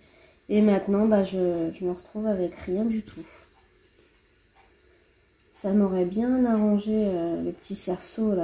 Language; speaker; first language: French; native; French